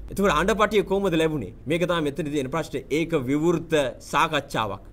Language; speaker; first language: Sinhala; non-native, local second language; Tamil